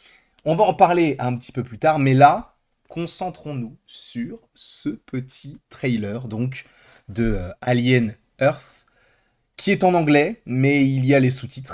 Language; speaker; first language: French; native; French